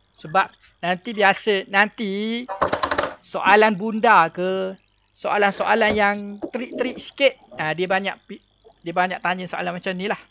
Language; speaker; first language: Malay; native; Malay